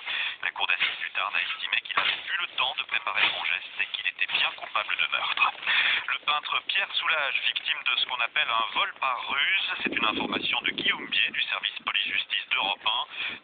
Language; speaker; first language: French; native; French